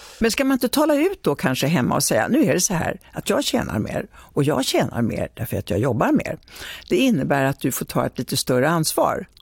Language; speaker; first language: Swedish; early bilingual, other home language; Italian